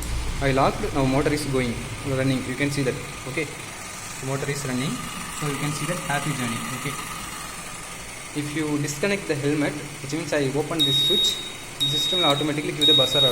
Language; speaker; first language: English; non-native, local second language; Tamil